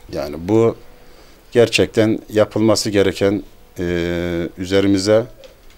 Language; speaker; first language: Turkish; native; Turkish